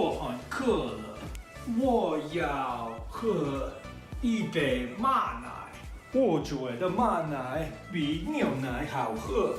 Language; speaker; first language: Chinese; non-native, learner; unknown